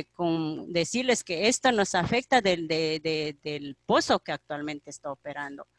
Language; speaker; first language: Spanish; non-native, local second language; Quechua